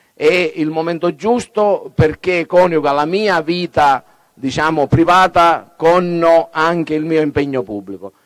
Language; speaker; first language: Italian; native; Italian